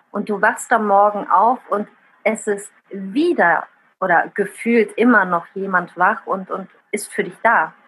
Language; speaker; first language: German; early bilingual, other home language; Italian